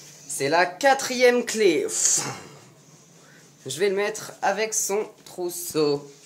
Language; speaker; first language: French; native; French